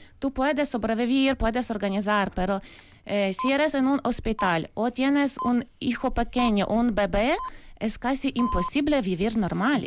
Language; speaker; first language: Spanish; non-native, learner; Ukrainian